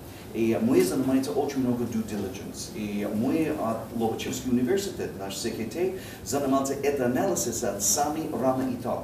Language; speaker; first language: Russian; non-native, learner; English